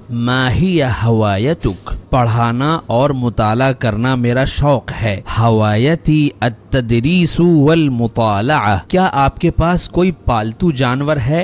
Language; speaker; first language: Urdu; native; Urdu